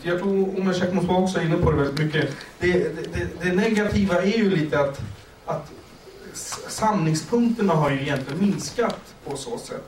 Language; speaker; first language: Swedish; early bilingual, other home language; Kurdish